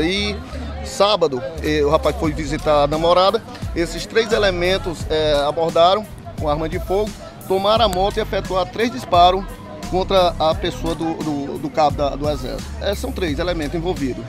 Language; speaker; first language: Portuguese; native; Portuguese